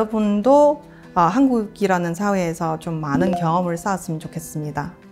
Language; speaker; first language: Korean; non-native, fluent; Chinese